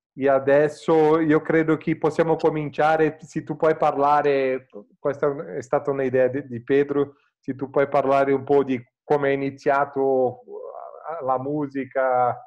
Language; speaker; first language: Italian; non-native, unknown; Portuguese